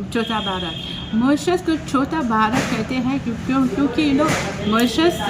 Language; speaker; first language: Hindi; non-native, fluent; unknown